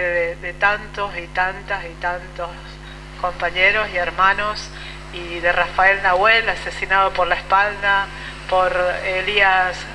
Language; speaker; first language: Spanish; native; Spanish